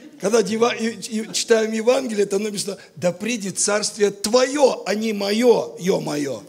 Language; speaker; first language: Russian; native; Russian